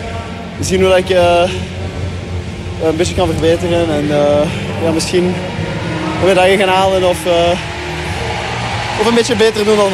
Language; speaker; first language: Dutch; non-native, local second language; French